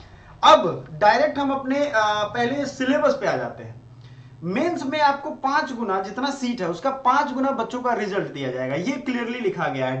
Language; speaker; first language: Hindi; native; Hindi